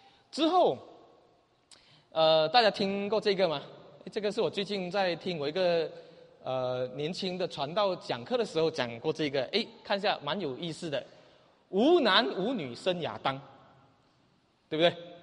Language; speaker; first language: Chinese; native; Chinese